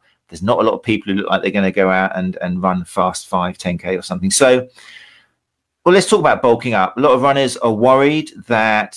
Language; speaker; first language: English; native; English